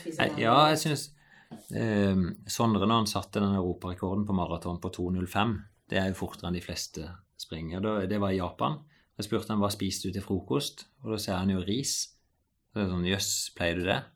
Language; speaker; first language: Norwegian; native; Norwegian